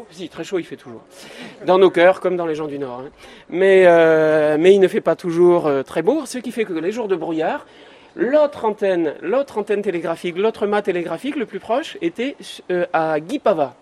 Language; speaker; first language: French; native; French